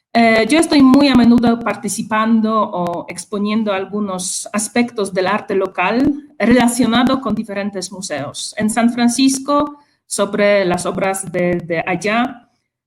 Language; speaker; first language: Spanish; non-native, fluent; Polish